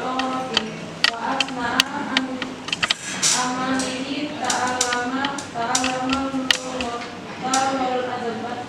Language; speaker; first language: Arabic; non-native, learner; Indonesian